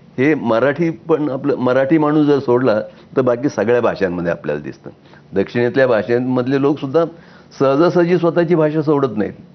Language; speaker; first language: Marathi; native; Marathi